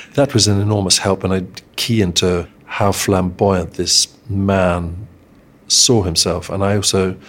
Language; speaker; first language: English; native; English